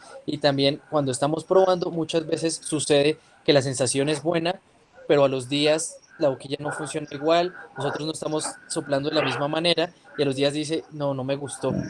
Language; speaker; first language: Spanish; native; Spanish